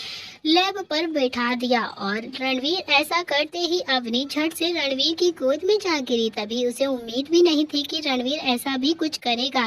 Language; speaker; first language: Hindi; native; Hindi